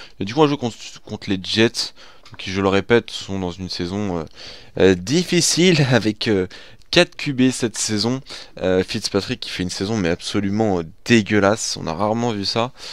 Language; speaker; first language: French; native; French